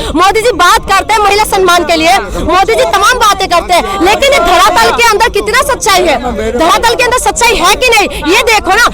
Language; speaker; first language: Hindi; non-native, local second language; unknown